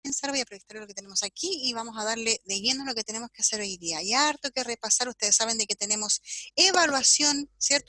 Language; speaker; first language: Spanish; native; Spanish